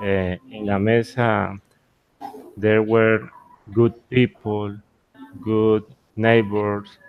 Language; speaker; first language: English; non-native, learner; Spanish